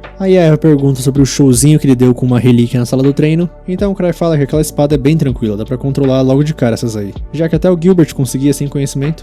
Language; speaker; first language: Portuguese; native; Portuguese